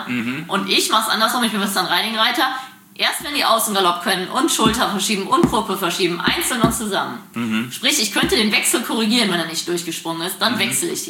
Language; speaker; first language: German; native; German